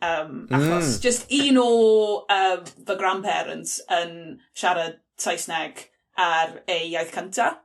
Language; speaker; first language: Welsh; non-native, local second language; English